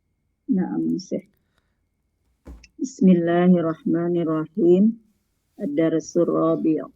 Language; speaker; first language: Arabic; non-native, learner; Indonesian